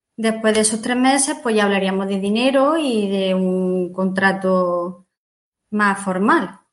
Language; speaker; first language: Spanish; native; Spanish